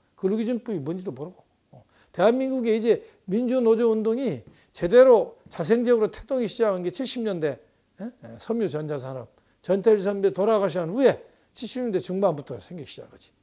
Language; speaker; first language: Korean; native; Korean